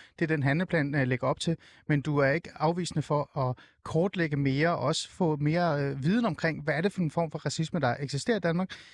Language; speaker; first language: Danish; early bilingual, other home language; Persian